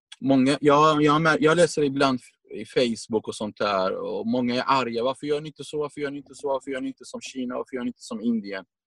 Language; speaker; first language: Swedish; non-native, fluent; Arabic